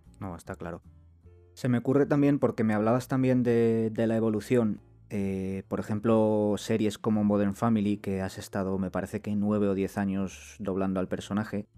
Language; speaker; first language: Spanish; native; Spanish